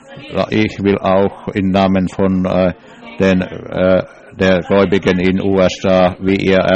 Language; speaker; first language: German; non-native, learner; English